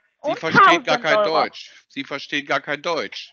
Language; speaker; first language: German; native; German